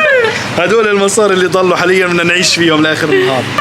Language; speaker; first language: Arabic; native; Arabic